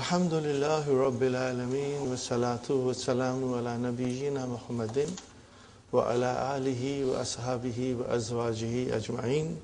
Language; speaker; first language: Arabic; non-native, fluent; English